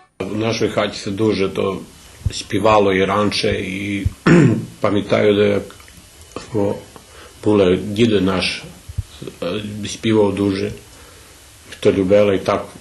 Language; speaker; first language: Ukrainian; early bilingual, heritage; Ukrainian